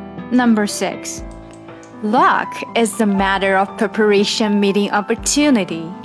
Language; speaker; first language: English; non-native, fluent; Chinese